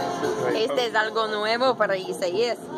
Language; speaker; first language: Spanish; non-native, learner; English